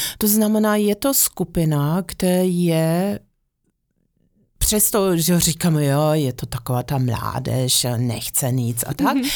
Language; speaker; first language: Czech; non-native, fluent; German